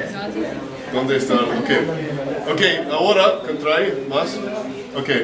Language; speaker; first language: Spanish; non-native, learner; English